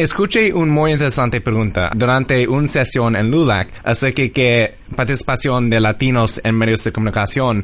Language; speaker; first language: Spanish; early bilingual, heritage; English